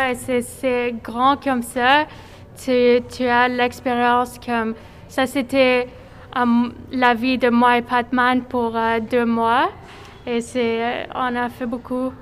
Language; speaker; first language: French; non-native, fluent; English